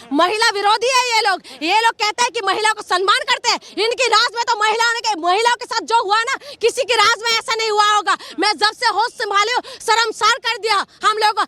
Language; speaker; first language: Hindi; non-native, local second language; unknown